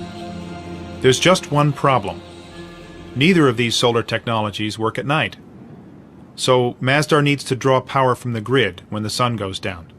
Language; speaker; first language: English; native; English